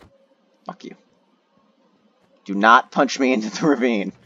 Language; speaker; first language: English; native; English